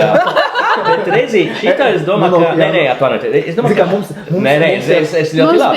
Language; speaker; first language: Latvian; non-native, learner; Italian